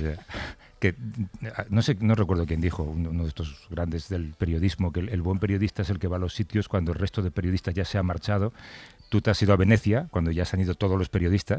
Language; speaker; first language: Spanish; native; Spanish